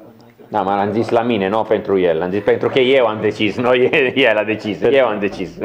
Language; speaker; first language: Romanian; non-native, learner; Italian